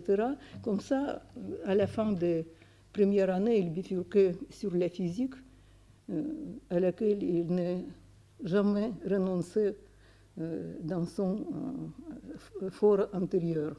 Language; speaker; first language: French; non-native, fluent; Russian